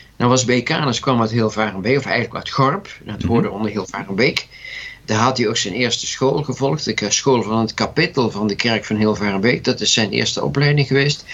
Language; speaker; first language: Dutch; native; Dutch